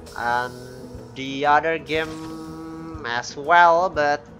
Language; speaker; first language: English; non-native, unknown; Indonesian